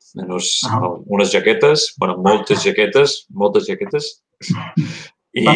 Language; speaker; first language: Catalan; early bilingual, heritage; Catalan